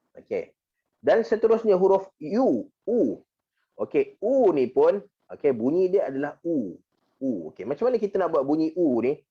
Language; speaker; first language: Malay; native; Malay